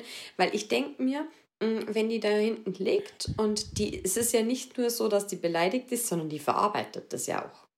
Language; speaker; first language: German; native; German